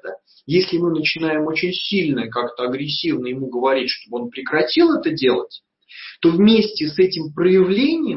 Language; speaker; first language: Russian; native; Russian